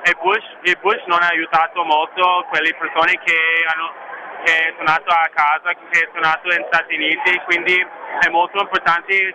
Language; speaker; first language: Italian; non-native, learner; English